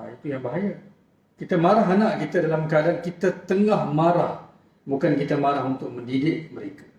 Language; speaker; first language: Malay; native; Malay